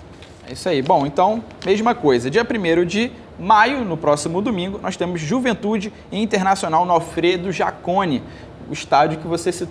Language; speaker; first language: Portuguese; native; Portuguese